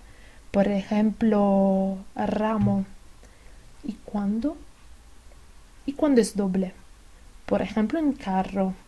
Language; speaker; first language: Spanish; non-native, fluent; Italian